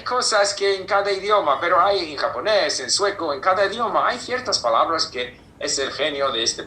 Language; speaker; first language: Spanish; non-native, fluent; English